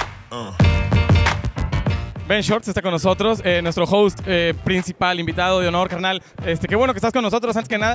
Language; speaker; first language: Spanish; native; Spanish